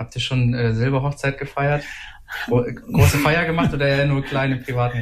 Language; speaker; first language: German; native; German